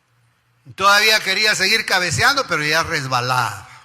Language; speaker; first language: Spanish; native; Spanish